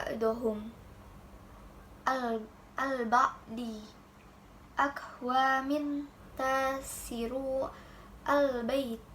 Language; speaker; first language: Arabic; non-native, learner; Indonesian